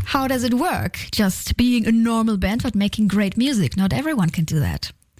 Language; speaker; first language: English; non-native, fluent; German